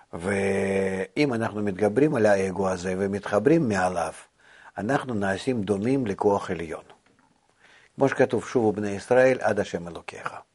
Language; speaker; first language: Hebrew; non-native, fluent; Russian